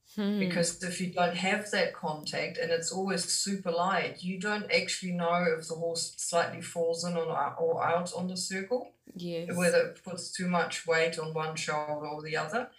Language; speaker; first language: English; non-native, fluent; German